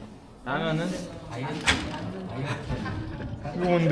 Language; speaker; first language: Korean; non-native, learner; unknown